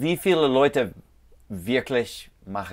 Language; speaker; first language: German; non-native, learner; English